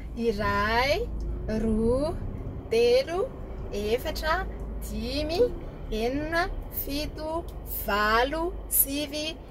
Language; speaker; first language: Indonesian; non-native, learner; Malagasy